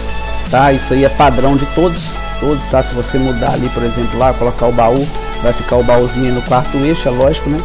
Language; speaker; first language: Portuguese; native; Portuguese